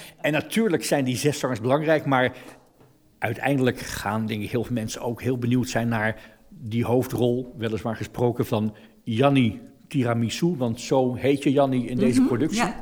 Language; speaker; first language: Dutch; native; Dutch